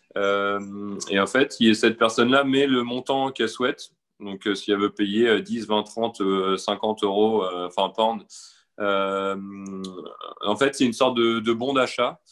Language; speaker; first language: French; native; French